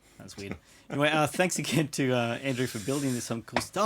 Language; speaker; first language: English; native; English